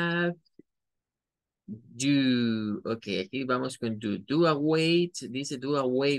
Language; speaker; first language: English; non-native, fluent; Spanish